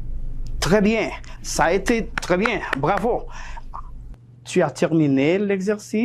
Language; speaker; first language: French; non-native, fluent; Spanish